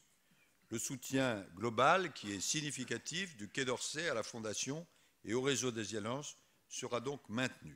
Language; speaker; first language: French; native; French